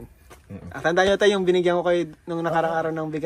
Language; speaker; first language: Filipino; native; Filipino